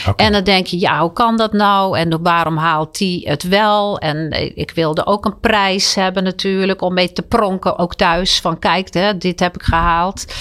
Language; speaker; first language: Dutch; native; Dutch